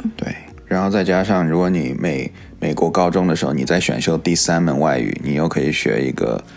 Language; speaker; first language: Chinese; early bilingual, other home language; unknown